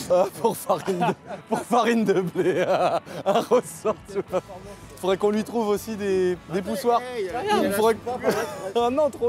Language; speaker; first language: French; native; French